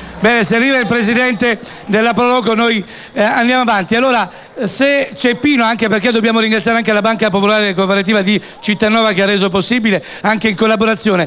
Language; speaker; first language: Italian; native; Italian